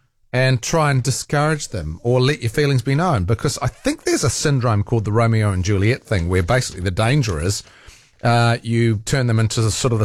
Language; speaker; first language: English; native; English